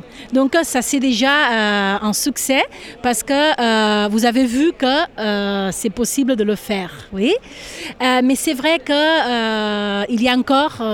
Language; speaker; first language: French; non-native, fluent; Catalan